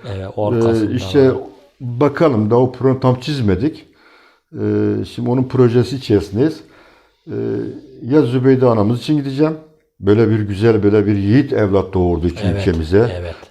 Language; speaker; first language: Turkish; native; Turkish